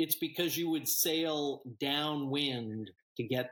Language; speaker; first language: English; native; English